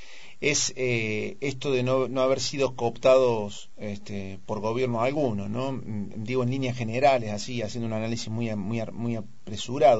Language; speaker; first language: Spanish; native; Spanish